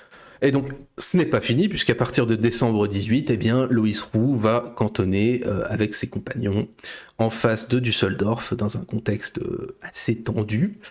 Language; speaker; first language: French; native; French